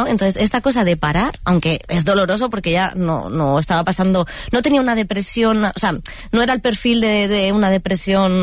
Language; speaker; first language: Spanish; native; Spanish